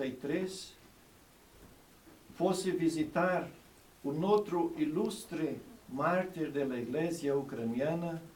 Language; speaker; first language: Spanish; non-native, fluent; Portuguese